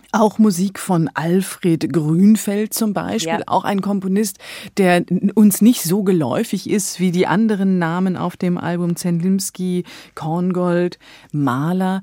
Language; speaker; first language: German; native; German